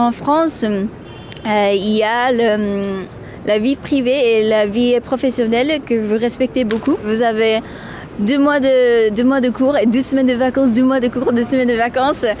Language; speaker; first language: French; non-native, learner; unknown